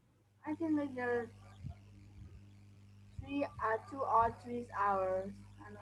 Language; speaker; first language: English; non-native, learner; Vietnamese